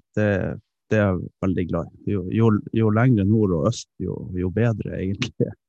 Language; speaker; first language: Norwegian; early bilingual, other home language; Dutch